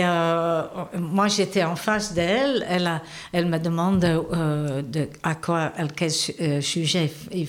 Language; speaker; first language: French; non-native, fluent; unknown